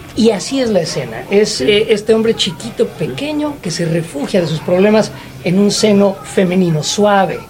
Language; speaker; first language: Spanish; native; Spanish